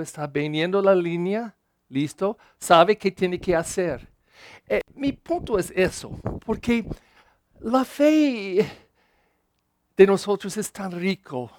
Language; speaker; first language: Spanish; non-native, learner; English